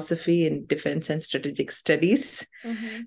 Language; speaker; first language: English; non-native, local second language; Tamil